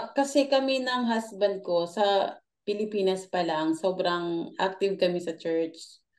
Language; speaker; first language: Filipino; non-native, local second language; Hiligaynon